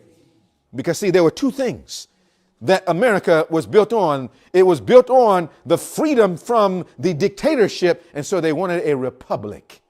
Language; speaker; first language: English; native; English